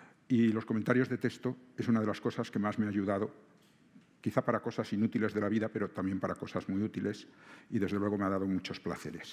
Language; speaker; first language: Spanish; native; Spanish